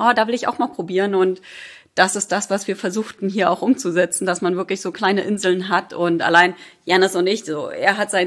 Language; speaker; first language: German; native; German